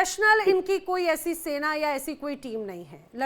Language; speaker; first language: Hindi; native; Hindi